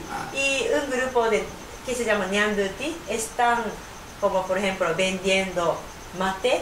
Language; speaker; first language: Spanish; non-native, learner; Japanese